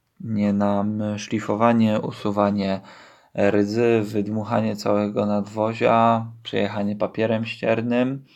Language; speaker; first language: Polish; native; Polish